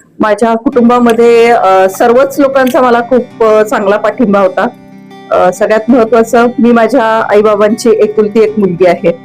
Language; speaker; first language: Marathi; native; Marathi